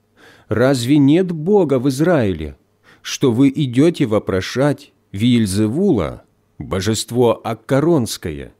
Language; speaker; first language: Russian; native; Russian